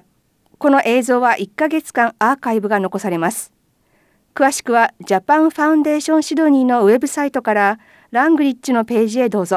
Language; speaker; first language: Japanese; native; Japanese